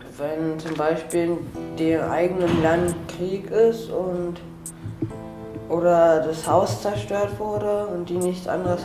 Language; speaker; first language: German; early bilingual, other home language; Turkish